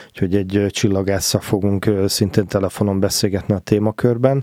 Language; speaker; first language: Hungarian; native; Hungarian